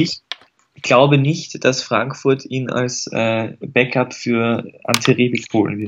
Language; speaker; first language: German; native; German